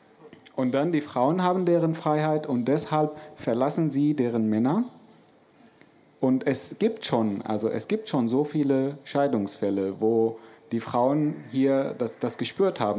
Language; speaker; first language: German; non-native, fluent; Arabic